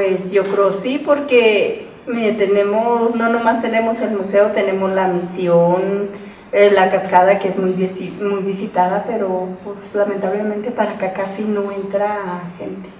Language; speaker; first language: Spanish; native; Spanish